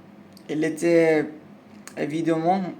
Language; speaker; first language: French; non-native, learner; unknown